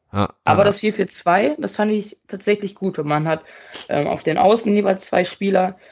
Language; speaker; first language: German; native; German